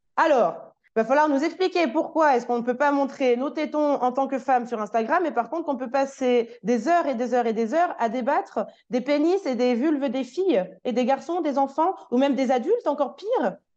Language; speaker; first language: French; native; French